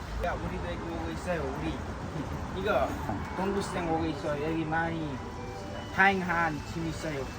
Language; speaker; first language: Korean; non-native, learner; Nepali